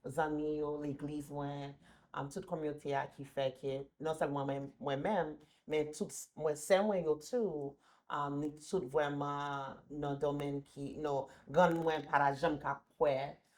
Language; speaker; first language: Haitian Creole; early bilingual, heritage; English